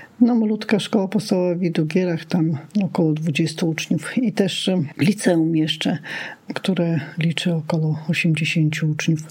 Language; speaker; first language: Polish; non-native, local second language; Lithuanian